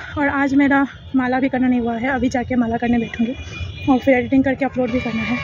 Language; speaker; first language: Hindi; non-native, local second language; Bangla